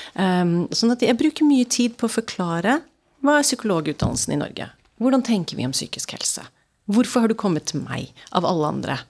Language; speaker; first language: Norwegian; early bilingual, other home language; English